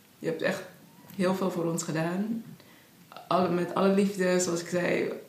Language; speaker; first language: Dutch; early bilingual, other home language; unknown